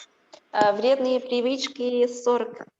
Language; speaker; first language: Russian; non-native, local second language; Kazakh